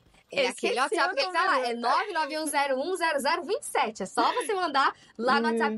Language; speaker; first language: Portuguese; native; Portuguese